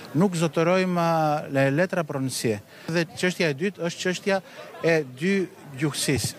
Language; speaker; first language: Albanian; non-native, local second language; Greek